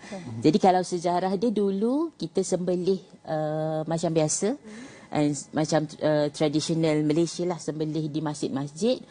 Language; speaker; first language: Malay; native; Malay